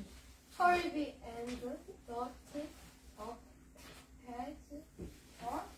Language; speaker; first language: English; non-native, learner; Korean